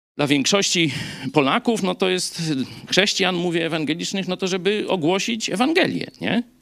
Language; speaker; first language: Polish; native; Polish